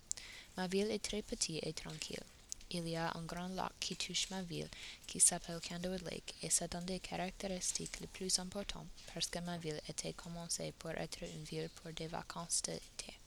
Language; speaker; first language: French; non-native, learner; English